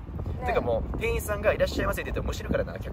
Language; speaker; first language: Japanese; native; Japanese